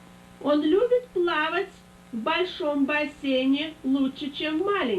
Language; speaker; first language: Russian; native; Russian